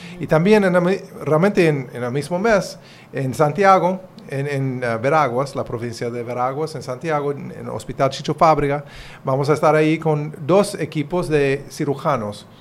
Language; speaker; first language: Spanish; non-native, fluent; English